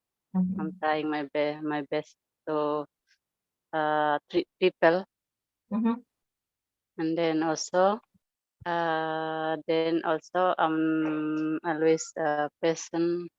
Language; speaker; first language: English; non-native, learner; Indonesian